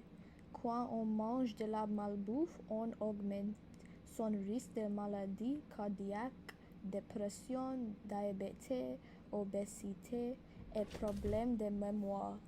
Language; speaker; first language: French; non-native, learner; English